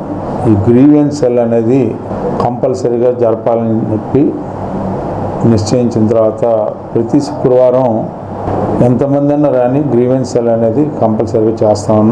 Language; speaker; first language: Telugu; native; Telugu